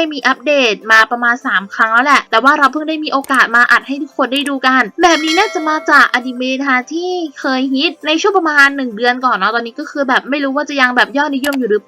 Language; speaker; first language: Thai; native; Thai